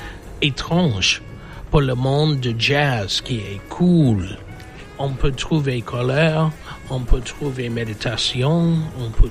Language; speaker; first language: French; non-native, fluent; English